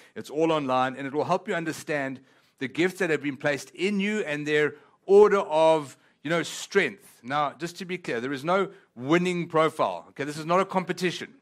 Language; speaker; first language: English; non-native, local second language; Italian